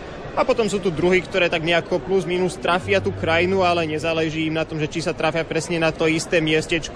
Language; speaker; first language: Slovak; native; Slovak